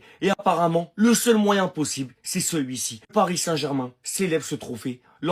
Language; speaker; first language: French; native; French